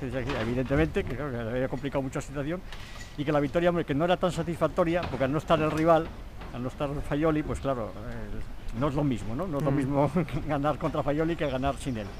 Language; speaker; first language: Spanish; native; Spanish